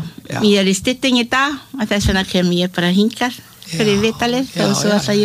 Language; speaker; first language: Icelandic; non-native, learner; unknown